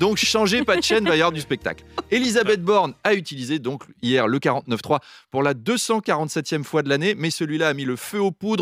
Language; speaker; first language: French; native; French